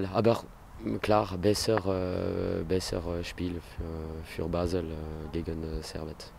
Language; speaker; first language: German; non-native, learner; French